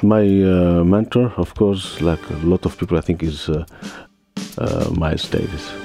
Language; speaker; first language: English; non-native, learner; Arabic